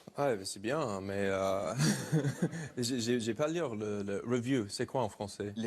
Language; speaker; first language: French; non-native, learner; English